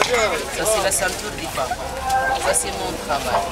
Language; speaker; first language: French; non-native, learner; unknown